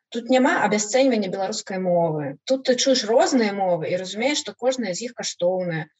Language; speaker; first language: Belarusian; non-native, local second language; Russian